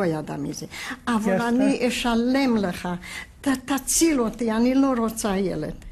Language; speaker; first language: Hebrew; non-native, fluent; Hungarian